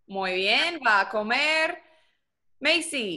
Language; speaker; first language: Spanish; non-native, fluent; English